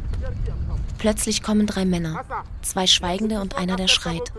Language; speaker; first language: German; native; German